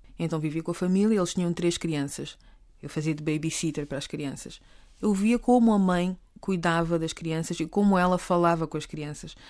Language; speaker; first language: Portuguese; native; Portuguese